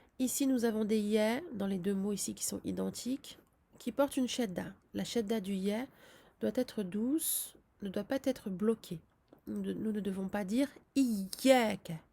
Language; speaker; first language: French; native; French